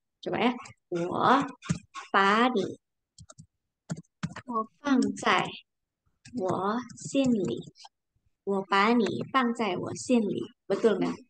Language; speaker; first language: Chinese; non-native, fluent; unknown